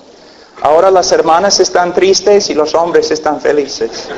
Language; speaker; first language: Spanish; non-native, fluent; English